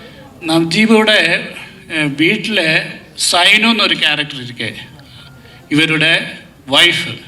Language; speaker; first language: Tamil; non-native, learner; Malayalam